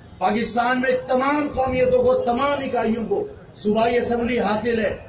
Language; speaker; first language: Urdu; native; Urdu